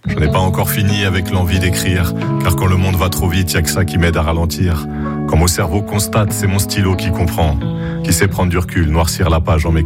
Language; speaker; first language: French; native; French